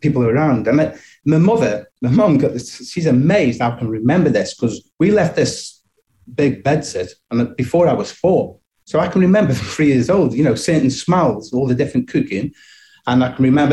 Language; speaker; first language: English; native; English